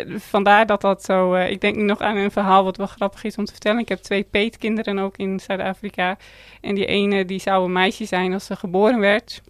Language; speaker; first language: Dutch; native; Dutch